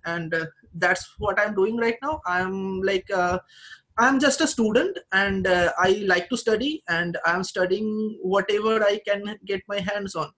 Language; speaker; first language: English; non-native, local second language; Bangla